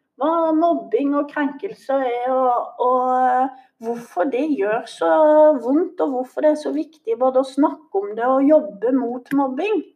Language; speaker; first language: Norwegian; native; Norwegian